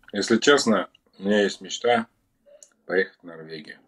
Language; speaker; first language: Russian; native; Russian